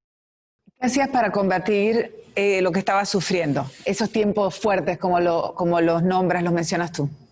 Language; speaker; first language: Spanish; native; Spanish